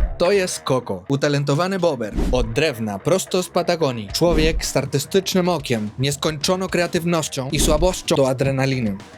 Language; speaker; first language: Polish; non-native, fluent; Spanish